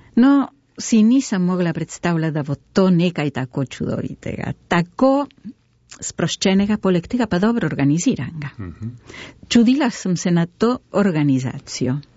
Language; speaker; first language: Slovenian; early bilingual, heritage; Slovenian